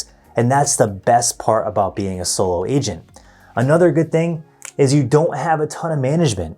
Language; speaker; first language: English; native; English